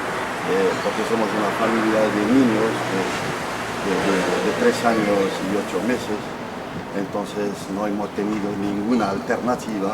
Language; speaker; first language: Spanish; non-native, fluent; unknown